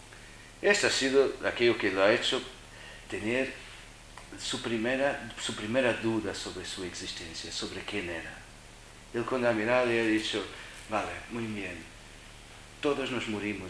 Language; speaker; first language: Spanish; non-native, fluent; Portuguese